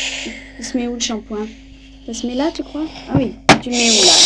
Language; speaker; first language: French; native; French